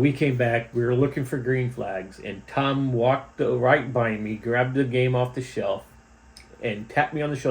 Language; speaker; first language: English; native; English